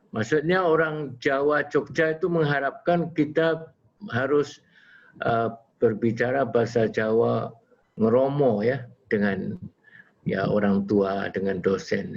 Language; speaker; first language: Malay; non-native, local second language; Javanese